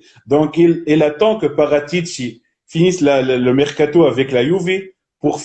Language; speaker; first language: French; non-native, local second language; Arabic